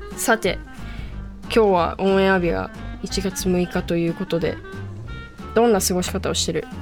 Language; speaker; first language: Japanese; early bilingual, heritage; Japanese